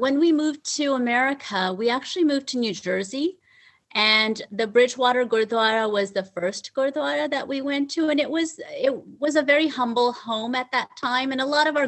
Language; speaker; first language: English; early bilingual, other home language; Punjabi